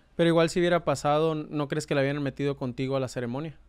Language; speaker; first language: Spanish; native; Spanish